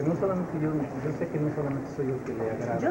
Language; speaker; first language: Spanish; native; Spanish